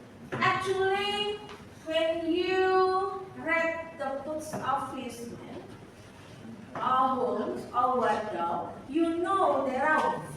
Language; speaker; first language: English; non-native, fluent; Indonesian